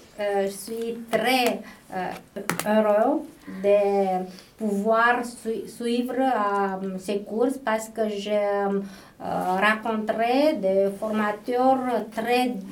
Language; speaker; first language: French; non-native, learner; Romanian